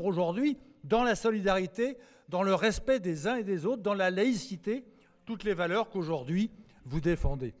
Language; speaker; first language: French; native; French